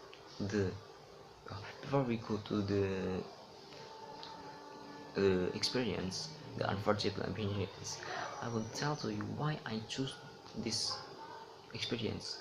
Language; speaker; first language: English; non-native, learner; Indonesian